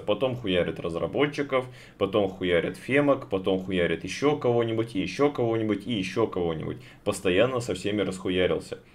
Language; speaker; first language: Russian; native; Russian